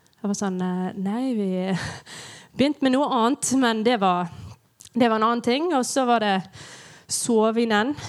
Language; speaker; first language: Norwegian; non-native, fluent; English